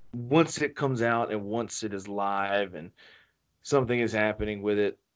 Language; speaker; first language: English; native; English